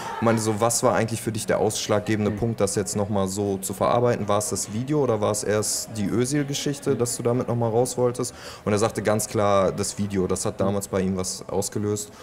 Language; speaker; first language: German; native; German